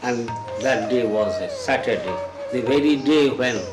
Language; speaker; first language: English; non-native, local second language; Bangla